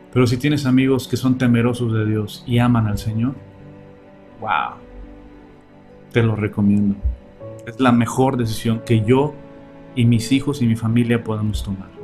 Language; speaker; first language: Spanish; native; Spanish